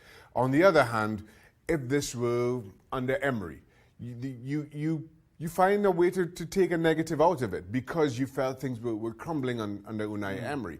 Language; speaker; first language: English; native; English